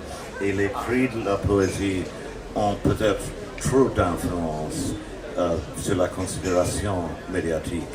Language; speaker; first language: French; non-native, fluent; English